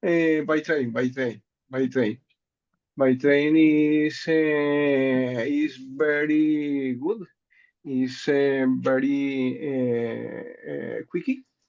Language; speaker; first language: English; non-native, learner; Spanish